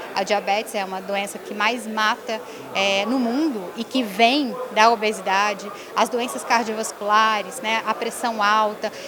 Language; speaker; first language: Portuguese; native; Portuguese